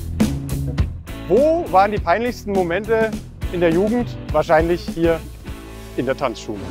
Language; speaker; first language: German; native; German